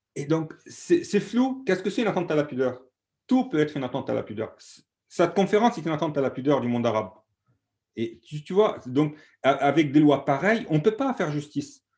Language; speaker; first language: French; non-native, fluent; Arabic